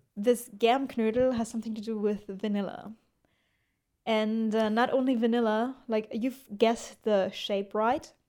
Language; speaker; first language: English; non-native, fluent; German